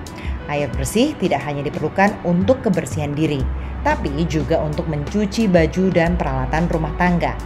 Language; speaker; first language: Indonesian; native; Indonesian